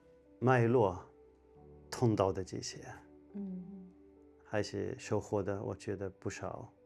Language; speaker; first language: Chinese; non-native, fluent; Arabic